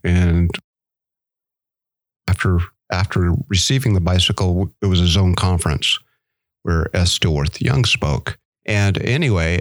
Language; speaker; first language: English; native; English